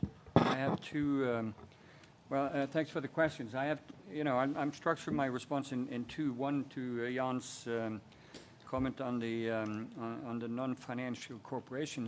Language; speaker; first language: English; non-native, fluent; Norwegian